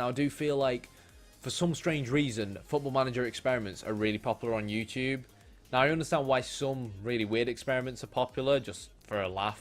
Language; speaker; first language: English; native; English